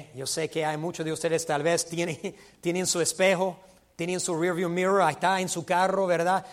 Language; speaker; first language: Spanish; non-native, fluent; English